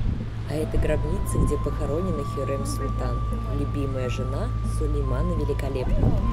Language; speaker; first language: Russian; native; Russian